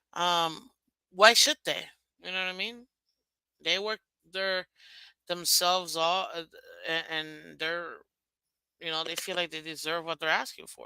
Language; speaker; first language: English; native; English